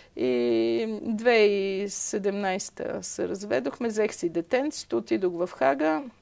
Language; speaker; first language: Bulgarian; native; Bulgarian